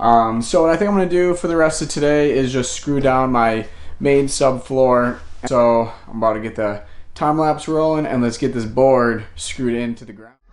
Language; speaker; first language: English; native; English